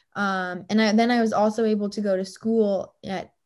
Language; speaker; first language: English; native; English